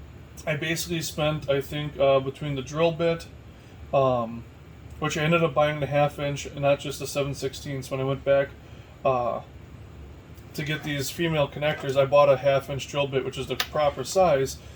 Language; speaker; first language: English; native; English